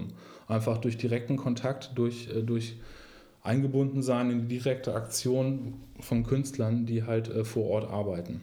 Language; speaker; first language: German; native; German